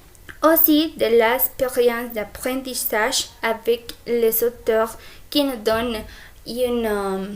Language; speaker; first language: French; non-native, fluent; Spanish